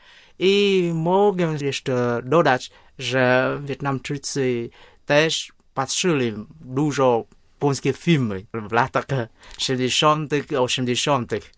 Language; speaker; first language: Polish; non-native, fluent; Vietnamese